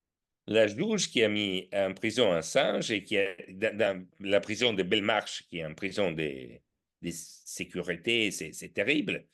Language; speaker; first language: French; non-native, fluent; Italian